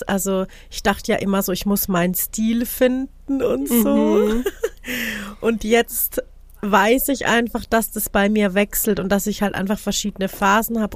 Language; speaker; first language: German; native; German